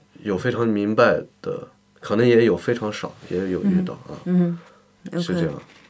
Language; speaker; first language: Chinese; native; Chinese